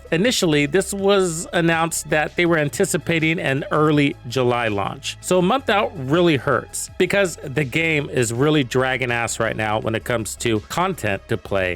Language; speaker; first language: English; native; English